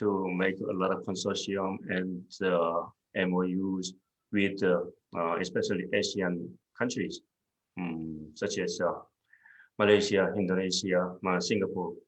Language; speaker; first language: English; non-native, fluent; Korean